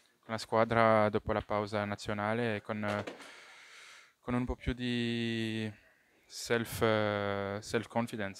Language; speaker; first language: Italian; non-native, local second language; French